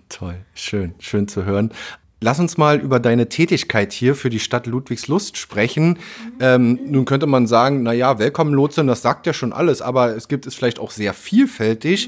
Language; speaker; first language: German; native; German